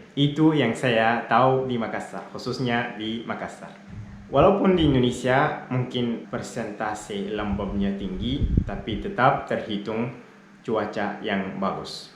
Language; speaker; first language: Indonesian; non-native, fluent; Arabic